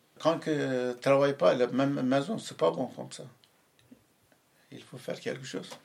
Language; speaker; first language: French; non-native, learner; Arabic